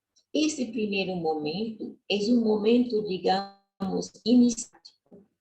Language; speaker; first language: Spanish; non-native, learner; Portuguese